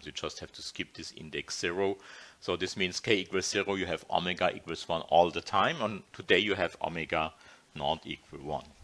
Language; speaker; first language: English; non-native, fluent; German